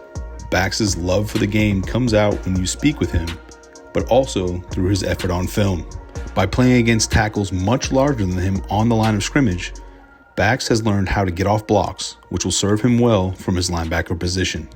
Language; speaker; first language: English; native; English